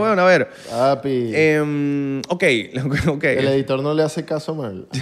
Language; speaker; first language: Spanish; native; Spanish